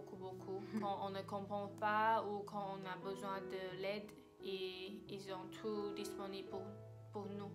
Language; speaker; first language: French; non-native, fluent; Chinese